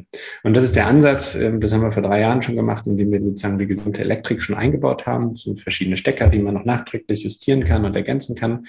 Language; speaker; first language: German; native; German